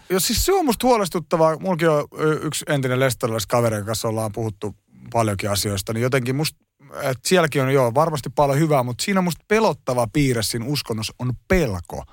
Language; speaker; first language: Finnish; native; Finnish